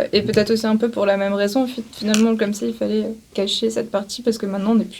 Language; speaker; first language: French; native; French